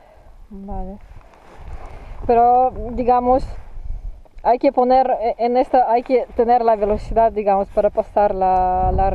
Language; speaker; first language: Spanish; non-native, fluent; Italian